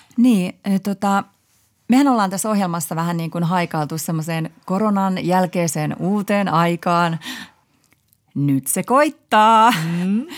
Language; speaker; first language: Finnish; native; Finnish